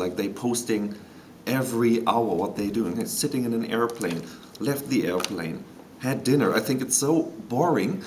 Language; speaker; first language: English; non-native, fluent; German